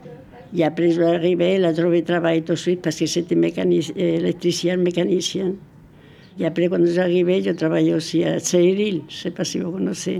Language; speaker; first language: French; non-native, learner; Spanish